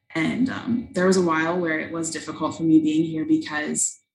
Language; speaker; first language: English; native; English